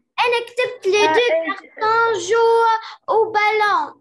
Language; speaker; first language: French; non-native, learner; Arabic